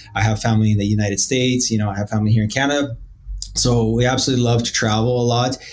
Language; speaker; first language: English; early bilingual, other home language; Portuguese